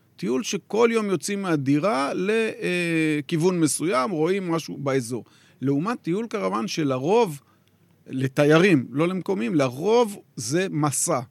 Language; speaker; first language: Hebrew; native; Hebrew